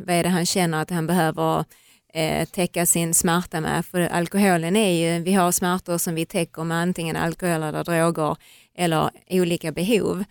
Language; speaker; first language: Swedish; native; Swedish